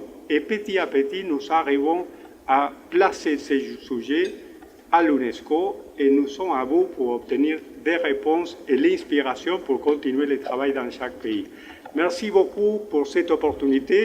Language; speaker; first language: French; non-native, fluent; Spanish